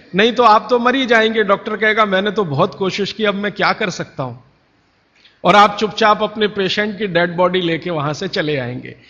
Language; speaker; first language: Hindi; native; Hindi